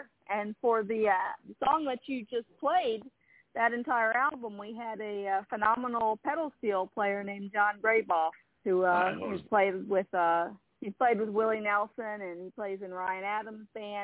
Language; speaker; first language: English; native; English